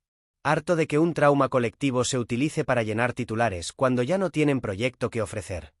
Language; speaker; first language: Spanish; native; Spanish